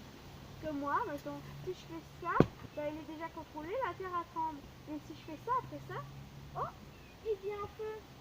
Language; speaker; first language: French; native; French